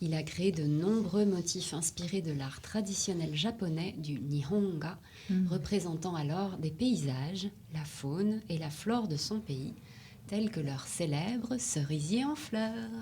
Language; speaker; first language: French; native; French